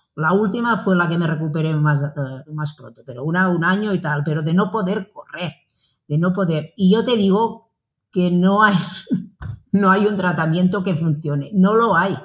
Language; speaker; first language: Spanish; native; Spanish